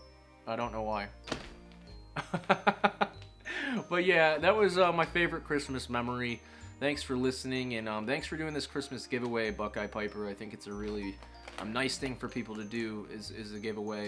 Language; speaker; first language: English; native; English